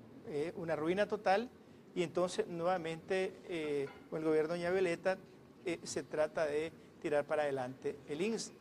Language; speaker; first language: Spanish; native; Spanish